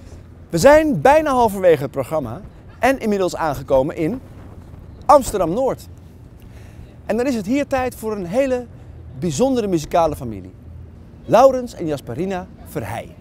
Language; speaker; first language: Dutch; native; Dutch